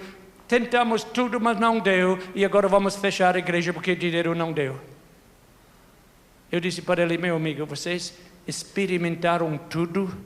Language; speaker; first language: Portuguese; non-native, fluent; English